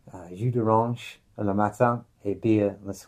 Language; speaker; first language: French; non-native, fluent; English